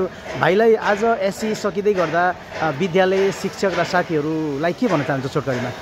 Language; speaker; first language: Nepali; native; Nepali